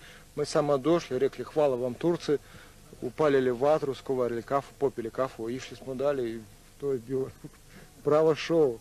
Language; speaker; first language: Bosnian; non-native, learner; Russian